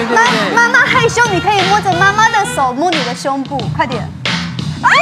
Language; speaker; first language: Chinese; native; Chinese